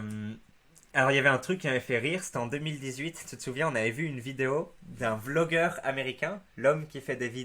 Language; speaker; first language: French; native; French